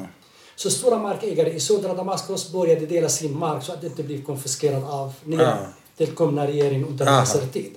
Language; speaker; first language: Swedish; non-native, fluent; Arabic